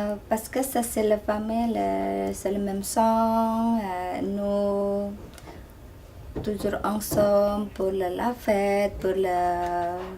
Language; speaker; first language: French; non-native, learner; Indonesian